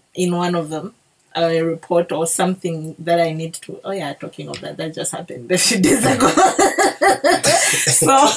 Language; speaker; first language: English; non-native, local second language; Bemba